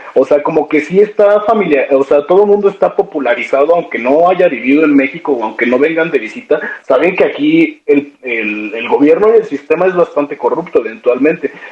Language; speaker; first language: Spanish; native; Spanish